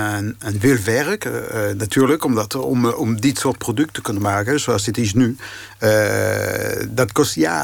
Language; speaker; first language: Dutch; non-native, fluent; French